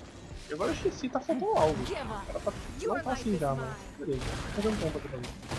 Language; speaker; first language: Portuguese; native; Portuguese